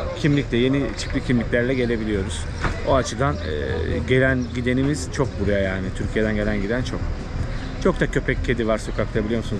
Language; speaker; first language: Turkish; native; Turkish